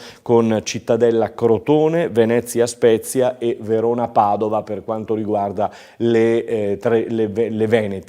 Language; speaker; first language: Italian; native; Italian